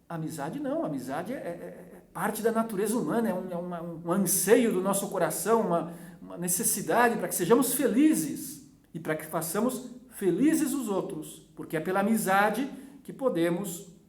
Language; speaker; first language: Portuguese; native; Portuguese